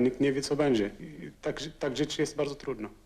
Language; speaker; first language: Polish; non-native, fluent; Arabic